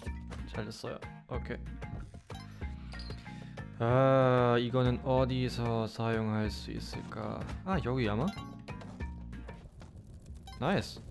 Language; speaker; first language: Korean; non-native, learner; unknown